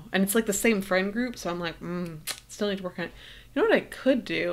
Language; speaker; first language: English; native; English